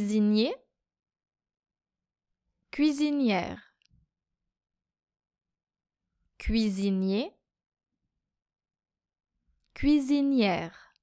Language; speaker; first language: French; native; French